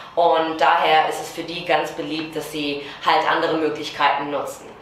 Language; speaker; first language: German; native; German